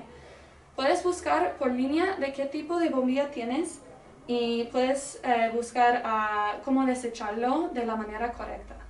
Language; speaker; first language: Spanish; non-native, learner; English